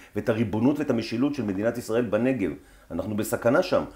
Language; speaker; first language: Hebrew; native; Hebrew